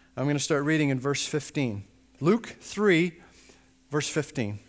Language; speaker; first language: English; native; English